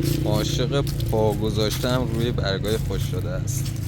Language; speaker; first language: Persian; native; Persian